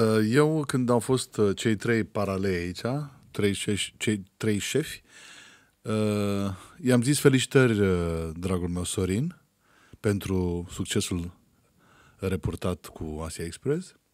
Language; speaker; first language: Romanian; native; Romanian